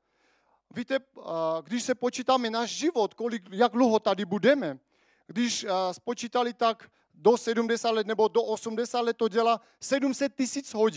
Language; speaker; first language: Czech; non-native, fluent; Armenian